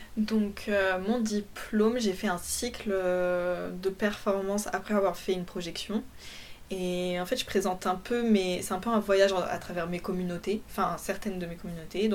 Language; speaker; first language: French; early bilingual, other home language; Polish